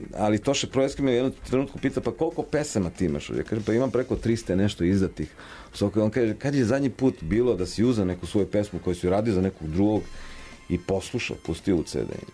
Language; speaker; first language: Serbian; early bilingual, heritage; English